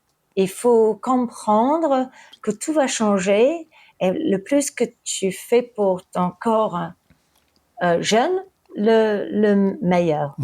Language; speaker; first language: French; early bilingual, heritage; English